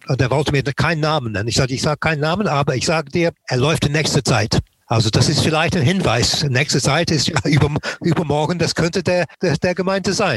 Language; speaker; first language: German; non-native, fluent; English